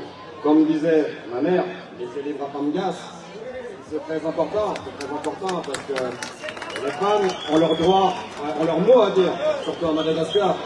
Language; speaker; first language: French; non-native, local second language; Malagasy